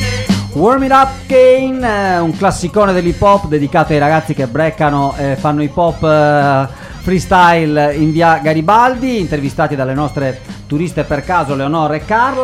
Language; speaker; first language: Italian; native; Italian